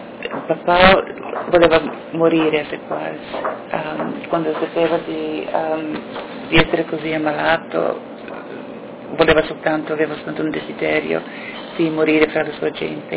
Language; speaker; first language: Italian; early bilingual, heritage; Italian